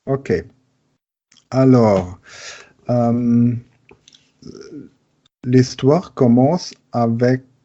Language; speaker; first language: French; non-native, learner; German